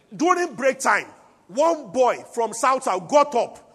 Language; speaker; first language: English; non-native, local second language; Yoruba